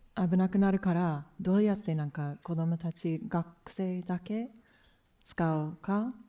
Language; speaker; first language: Japanese; non-native, learner; English